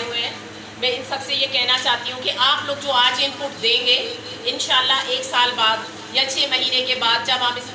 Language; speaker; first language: Urdu; non-native, local second language; Pashto